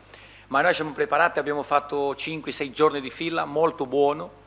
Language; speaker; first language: Italian; non-native, fluent; Portuguese